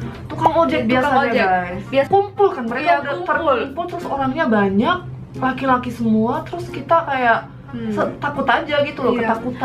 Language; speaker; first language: Indonesian; early bilingual, heritage; Korean